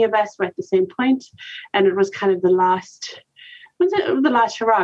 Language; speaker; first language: English; native; English